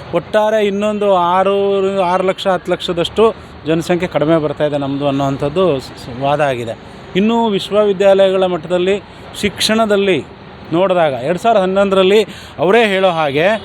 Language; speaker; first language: Kannada; non-native, local second language; Lambadi